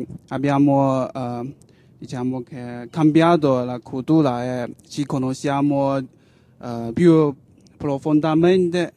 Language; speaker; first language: Italian; non-native, learner; Chinese